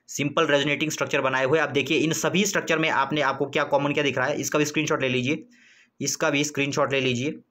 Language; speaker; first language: Hindi; native; Hindi